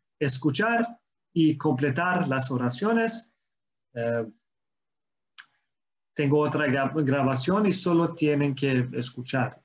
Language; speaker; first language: Spanish; non-native, fluent; English